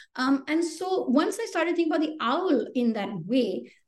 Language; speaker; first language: English; non-native, local second language; Hindi